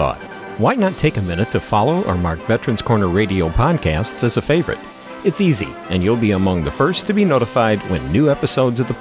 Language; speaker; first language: English; native; English